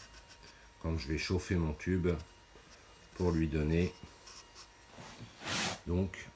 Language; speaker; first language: French; native; French